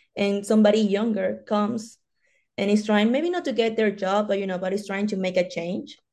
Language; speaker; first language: English; non-native, fluent; Spanish